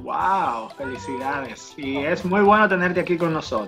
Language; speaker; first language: Spanish; native; Spanish